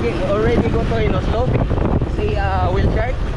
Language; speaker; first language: English; non-native, local second language; Cebuano